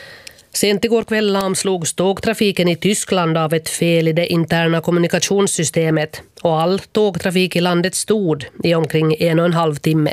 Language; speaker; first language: Swedish; native; Swedish